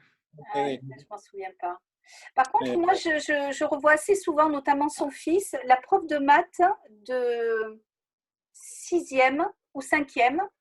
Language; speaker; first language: French; native; French